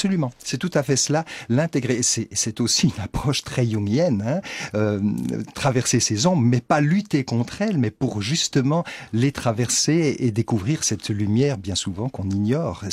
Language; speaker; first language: French; native; French